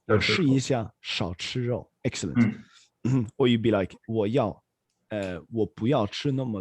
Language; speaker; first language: Chinese; non-native, fluent; Swedish